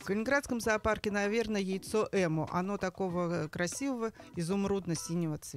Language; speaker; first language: Russian; native; Russian